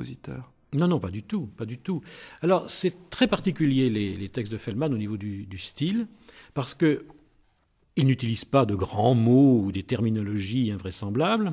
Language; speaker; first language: French; native; French